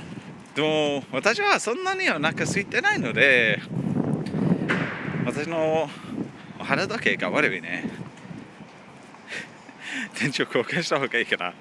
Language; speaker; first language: Japanese; non-native, learner; English